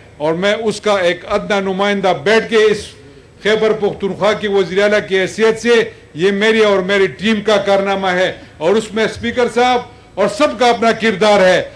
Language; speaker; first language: Urdu; non-native, local second language; Pashto